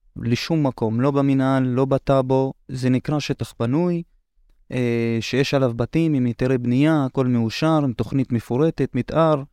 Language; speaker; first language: Hebrew; non-native, local second language; Arabic